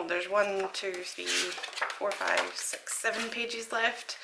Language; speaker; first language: English; native; English